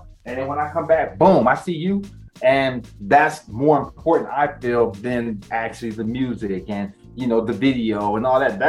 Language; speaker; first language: English; native; English